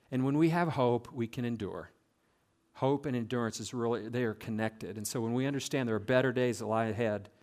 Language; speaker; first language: English; native; English